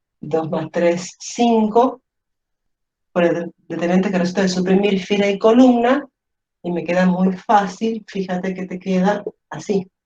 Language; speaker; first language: Spanish; native; Spanish